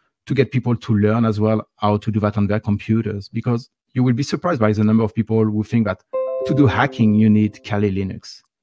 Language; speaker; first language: English; non-native, fluent; French